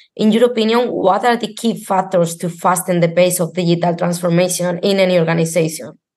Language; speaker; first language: English; non-native, fluent; Spanish